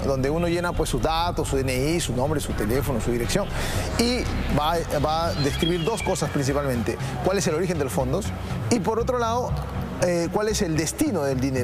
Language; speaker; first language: Spanish; native; Spanish